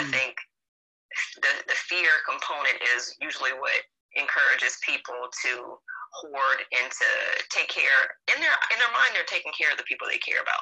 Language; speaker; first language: English; native; English